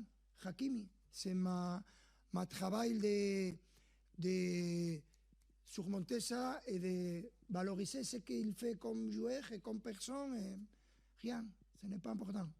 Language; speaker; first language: French; non-native, fluent; Spanish